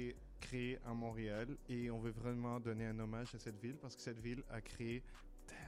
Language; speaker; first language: French; native; French